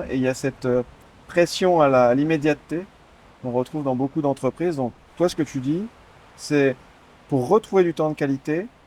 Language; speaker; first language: French; native; French